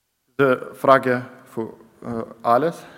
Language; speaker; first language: German; non-native, learner; Ukrainian